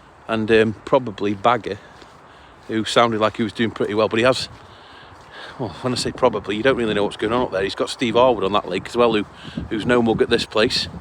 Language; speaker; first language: English; native; English